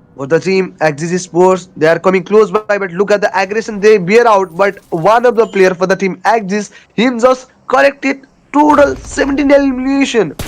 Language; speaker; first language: English; non-native, local second language; Nepali